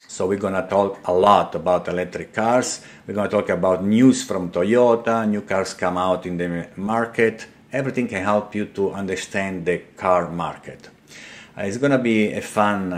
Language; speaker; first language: English; non-native, fluent; Italian